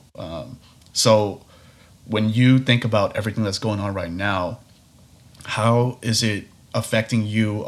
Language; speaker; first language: English; native; English